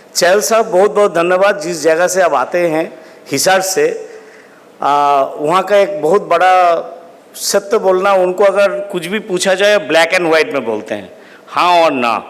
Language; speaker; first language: Hindi; non-native, local second language; Bangla